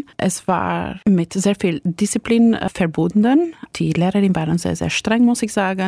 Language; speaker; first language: German; non-native, fluent; Albanian